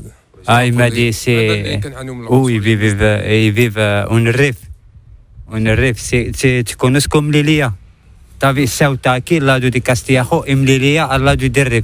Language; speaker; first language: Spanish; non-native, learner; Arabic